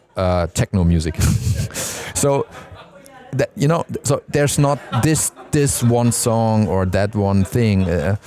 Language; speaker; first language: English; non-native, fluent; German